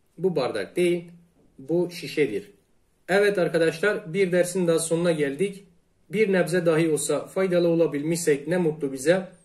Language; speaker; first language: Turkish; native; Turkish